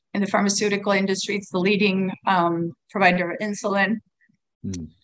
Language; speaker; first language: English; non-native, fluent; Swedish